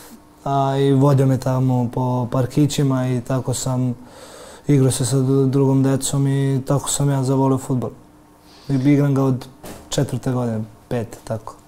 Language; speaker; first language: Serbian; early bilingual, heritage; Serbian